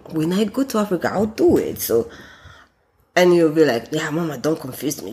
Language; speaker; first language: English; non-native, local second language; Ewe